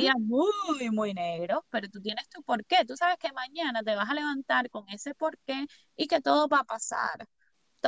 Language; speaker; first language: Spanish; native; Spanish